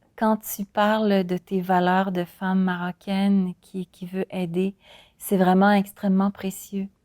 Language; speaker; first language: French; native; French